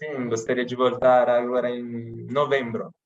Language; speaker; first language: Portuguese; non-native, fluent; Italian